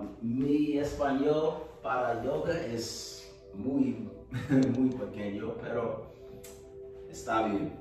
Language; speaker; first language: Spanish; non-native, learner; English